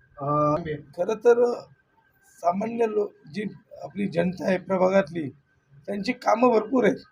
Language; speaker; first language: Marathi; native; Marathi